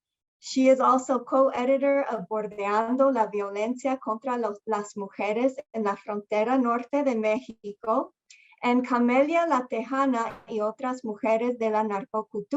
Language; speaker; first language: Spanish; early bilingual, heritage; Spanish